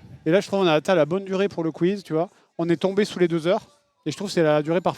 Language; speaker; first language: French; native; French